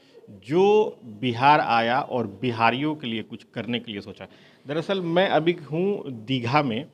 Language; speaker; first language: Hindi; native; Hindi